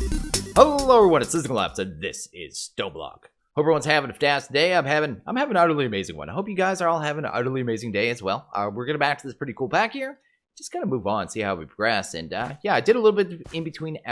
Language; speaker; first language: English; native; English